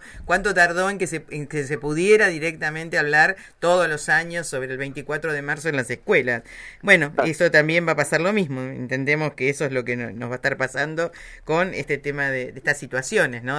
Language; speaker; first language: Spanish; native; Spanish